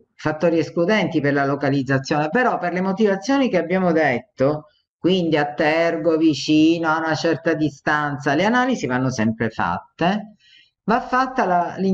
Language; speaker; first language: Italian; native; Italian